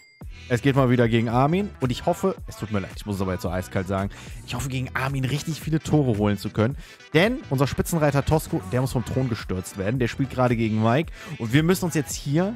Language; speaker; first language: German; native; German